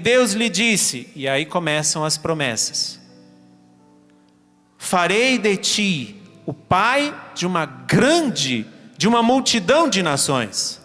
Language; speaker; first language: Portuguese; native; Portuguese